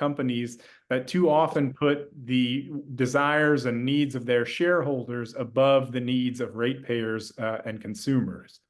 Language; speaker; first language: English; native; English